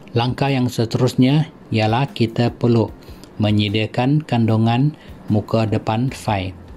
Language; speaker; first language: Malay; non-native, local second language; Chinese